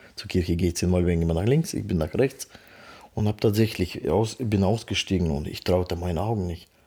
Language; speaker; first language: German; non-native, fluent; Russian